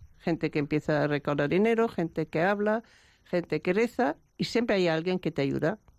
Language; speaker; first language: Spanish; non-native, fluent; German